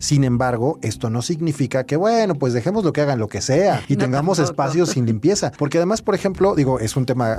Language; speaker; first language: Spanish; native; Spanish